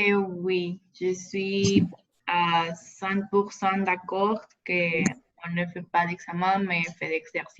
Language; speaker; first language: French; non-native, learner; Spanish